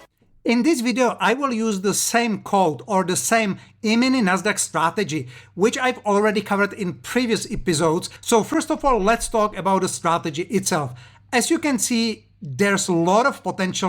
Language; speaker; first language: English; non-native, fluent; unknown